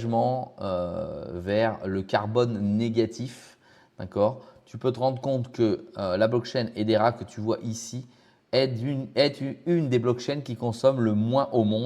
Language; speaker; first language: French; native; French